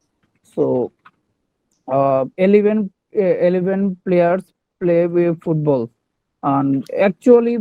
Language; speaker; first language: English; non-native, learner; Bangla